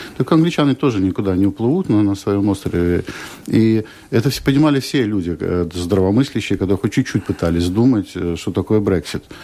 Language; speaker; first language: Russian; native; Russian